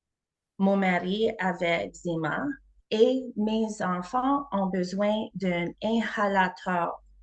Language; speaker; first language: French; non-native, learner; English